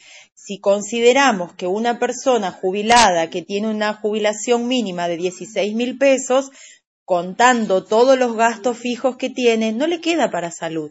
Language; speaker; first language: Spanish; native; Spanish